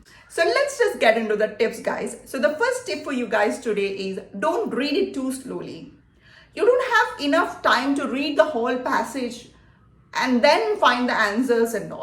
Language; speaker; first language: English; non-native, local second language; Malayalam